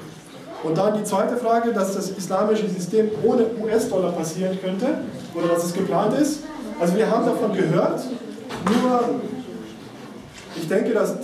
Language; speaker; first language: German; native; German